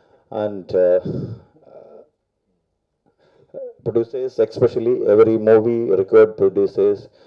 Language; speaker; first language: English; non-native, local second language; Malayalam